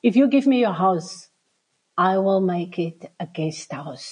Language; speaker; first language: English; non-native, local second language; Afrikaans